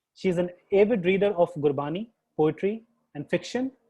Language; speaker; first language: English; non-native, local second language; Hindi